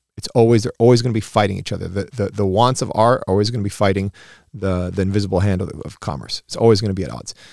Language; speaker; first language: English; early bilingual, other home language; Spanish